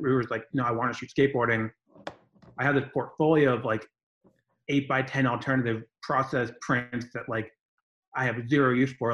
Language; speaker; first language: English; native; English